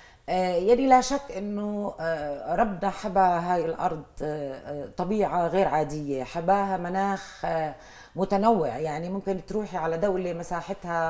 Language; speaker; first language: Arabic; native; Arabic